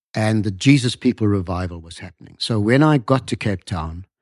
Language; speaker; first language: English; native; English